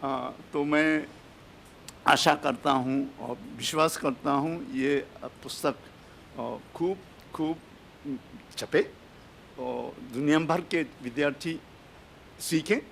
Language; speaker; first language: Hindi; non-native, fluent; Japanese